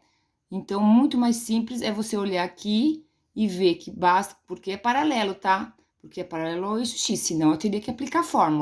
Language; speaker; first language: Portuguese; native; Portuguese